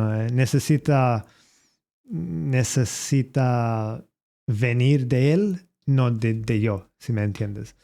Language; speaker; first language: Spanish; non-native, learner; English